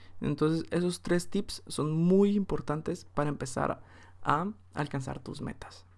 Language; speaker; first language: Spanish; early bilingual, heritage; Spanish